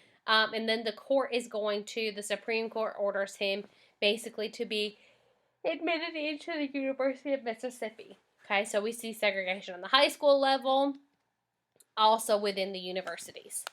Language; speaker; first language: English; native; English